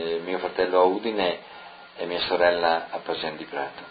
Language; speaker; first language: Italian; non-native, local second language; Friulian